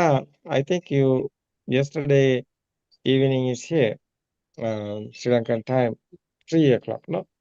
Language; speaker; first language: English; non-native, learner; Sinhala